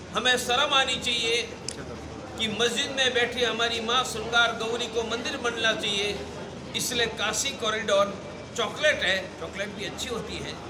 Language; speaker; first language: Hindi; native; Hindi